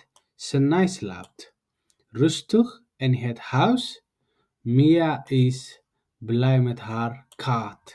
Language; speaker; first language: Dutch; non-native, learner; Tigrinya